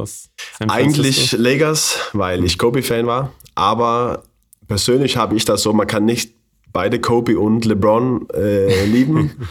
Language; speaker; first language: German; non-native, fluent; Danish